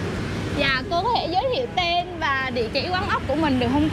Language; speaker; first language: Vietnamese; native; Vietnamese